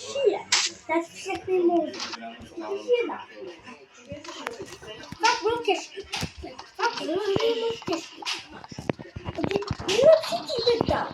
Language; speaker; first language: Czech; non-native, local second language; Polish